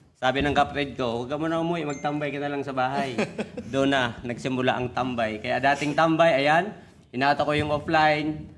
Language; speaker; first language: Filipino; non-native, local second language; Masbatenyo